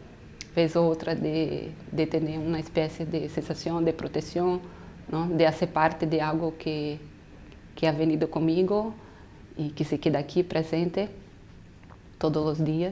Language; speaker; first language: Spanish; non-native, fluent; Portuguese